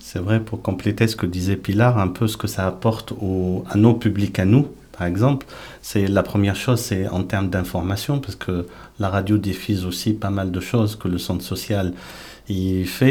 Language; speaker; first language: French; native; French